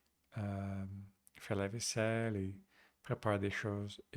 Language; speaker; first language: French; non-native, learner; English